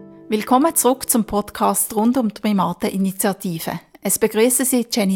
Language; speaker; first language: German; native; German